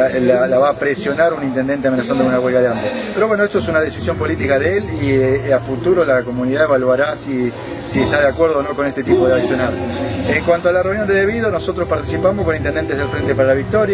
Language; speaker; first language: Spanish; native; Spanish